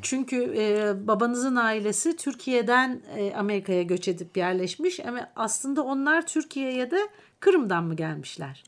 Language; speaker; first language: Turkish; native; Turkish